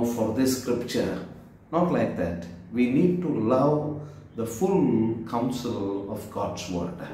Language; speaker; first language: English; non-native, local second language; Kannada